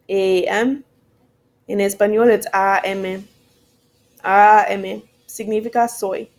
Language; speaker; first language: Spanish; non-native, learner; English